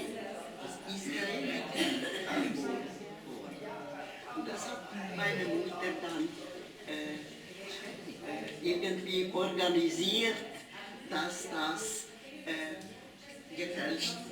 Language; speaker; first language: German; non-native, fluent; Hungarian